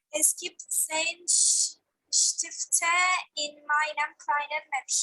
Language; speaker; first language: German; non-native, learner; Turkish